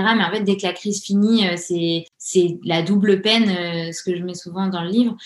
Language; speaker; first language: French; native; French